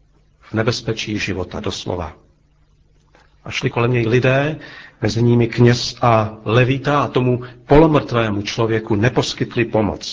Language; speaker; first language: Czech; native; Czech